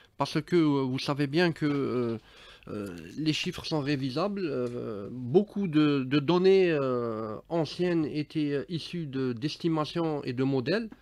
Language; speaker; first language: French; non-native, local second language; Arabic